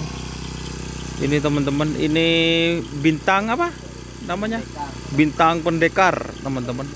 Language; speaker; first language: Indonesian; non-native, local second language; Madurese